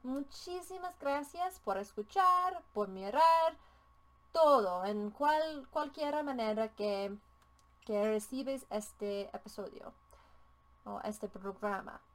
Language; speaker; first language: Spanish; non-native, fluent; English